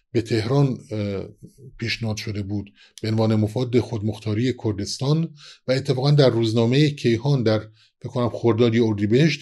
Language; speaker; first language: Persian; non-native, local second language; Kurdish